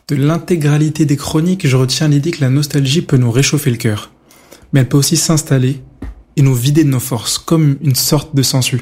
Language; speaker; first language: French; native; French